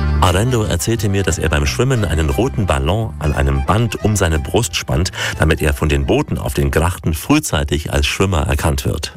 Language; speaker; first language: German; native; German